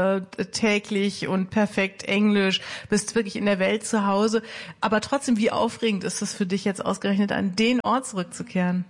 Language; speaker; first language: German; native; German